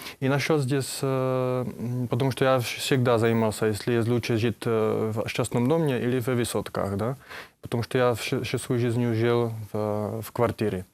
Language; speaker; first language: Russian; non-native, learner; Czech